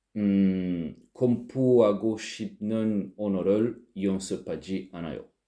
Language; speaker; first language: Korean; non-native, learner; French